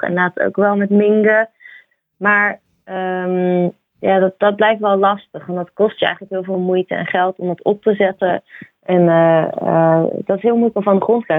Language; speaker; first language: Dutch; native; Dutch